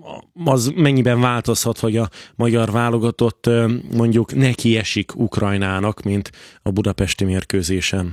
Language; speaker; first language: Hungarian; native; Hungarian